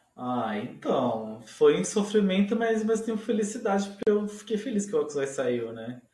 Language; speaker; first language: Portuguese; native; Portuguese